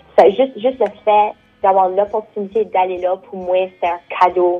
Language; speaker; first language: French; native; French